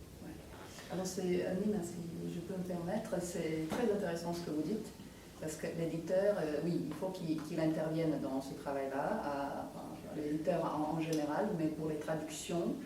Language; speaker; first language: French; non-native, fluent; Croatian